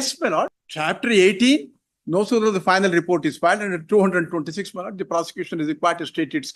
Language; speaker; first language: English; non-native, local second language; Kannada